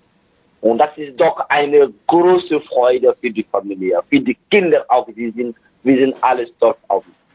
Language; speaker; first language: German; non-native, fluent; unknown